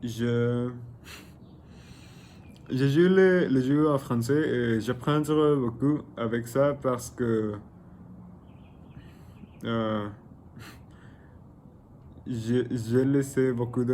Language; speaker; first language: French; non-native, learner; Spanish